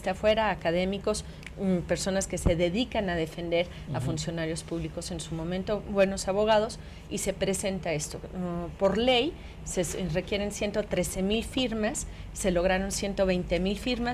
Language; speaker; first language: Spanish; native; Spanish